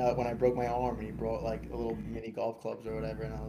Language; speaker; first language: English; native; English